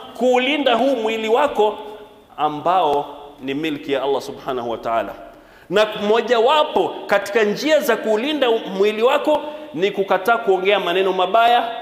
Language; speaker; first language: Swahili; non-native, local second language; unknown